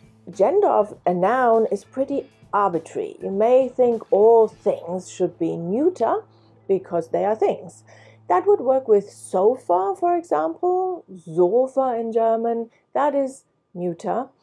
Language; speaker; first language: English; native; English